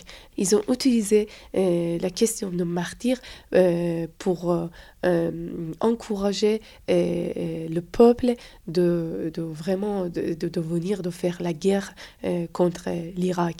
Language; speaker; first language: French; non-native, fluent; Persian